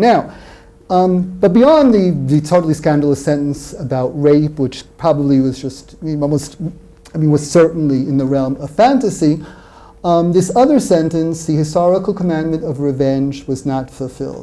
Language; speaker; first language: English; native; English